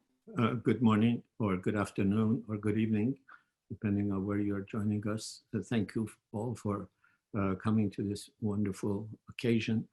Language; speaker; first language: English; non-native, fluent; Persian